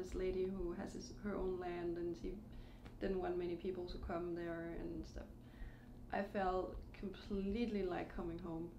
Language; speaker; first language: English; non-native, fluent; Danish